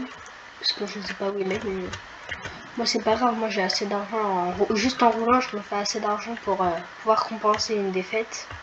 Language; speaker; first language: French; native; French